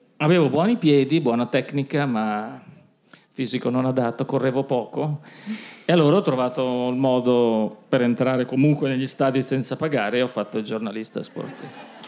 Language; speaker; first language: Italian; native; Italian